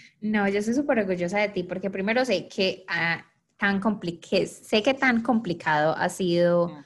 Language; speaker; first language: Spanish; native; Spanish